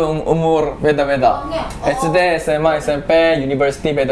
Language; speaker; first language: Indonesian; non-native, fluent; Korean